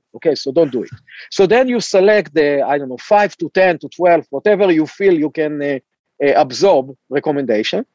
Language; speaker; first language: English; non-native, fluent; Hebrew